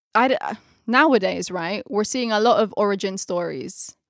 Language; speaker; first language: English; non-native, local second language; Filipino